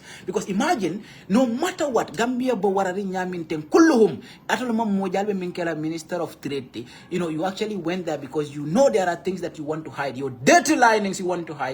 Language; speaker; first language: English; non-native, local second language; Wolof